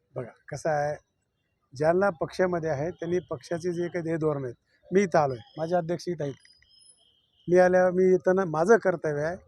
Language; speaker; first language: Marathi; native; Marathi